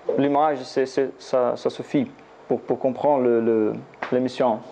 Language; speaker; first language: French; non-native, learner; Portuguese